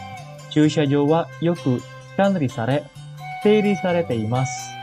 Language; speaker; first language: Japanese; non-native, fluent; Indonesian